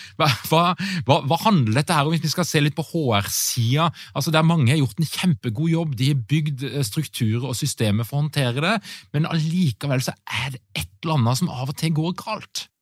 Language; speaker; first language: Norwegian; native; Norwegian